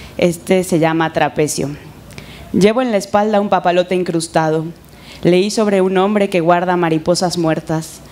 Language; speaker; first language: Spanish; native; Spanish